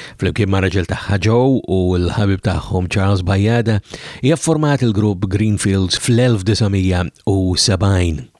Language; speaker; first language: Maltese; native; Maltese